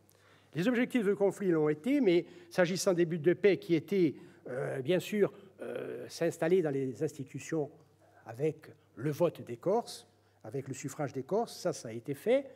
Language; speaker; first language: French; native; French